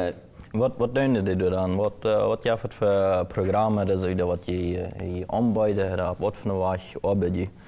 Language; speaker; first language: German; non-native, local second language; Plautdietsch